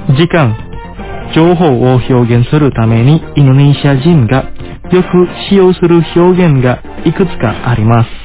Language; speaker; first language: Japanese; non-native, fluent; Indonesian